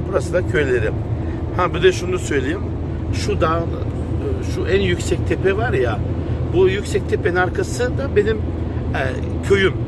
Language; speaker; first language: Turkish; early bilingual, heritage; Turkish